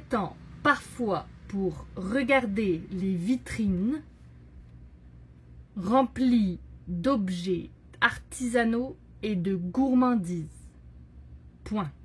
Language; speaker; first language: French; native; French